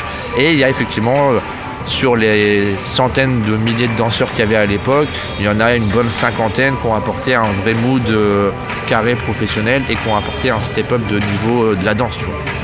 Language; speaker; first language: French; native; French